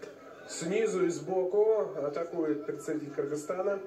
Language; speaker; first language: Russian; native; Russian